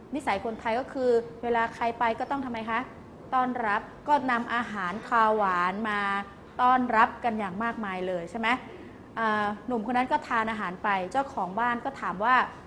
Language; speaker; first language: Thai; native; Thai